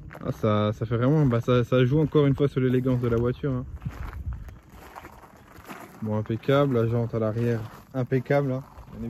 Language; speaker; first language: French; native; French